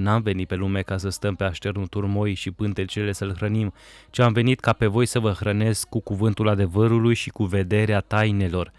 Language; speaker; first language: Romanian; native; Romanian